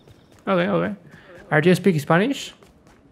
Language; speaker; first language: English; non-native, learner; Spanish